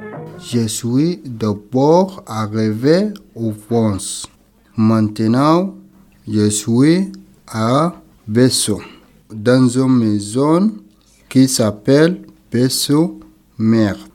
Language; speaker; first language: French; non-native, learner; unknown